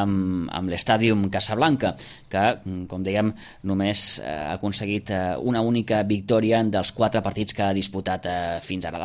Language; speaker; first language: Catalan; native; Catalan